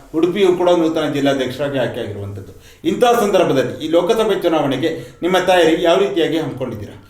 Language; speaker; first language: Kannada; native; Kannada